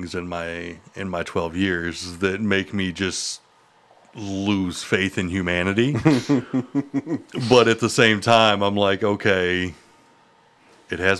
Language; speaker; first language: English; native; English